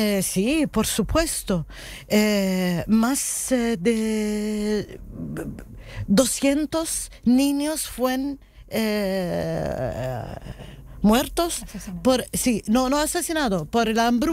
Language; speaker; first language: Spanish; non-native, learner; Arabic